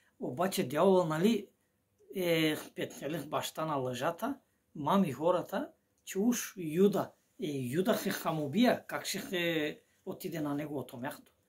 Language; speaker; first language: Bulgarian; non-native, local second language; Turkish